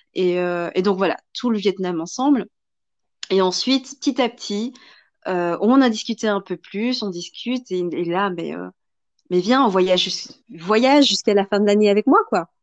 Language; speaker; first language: French; early bilingual, other home language; Vietnamese